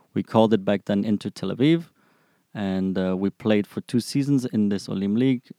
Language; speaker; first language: English; non-native, fluent; German